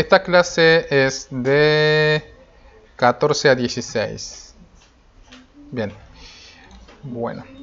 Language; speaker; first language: Spanish; non-native, fluent; Korean